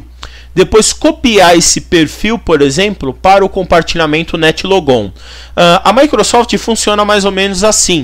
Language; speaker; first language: Portuguese; native; Portuguese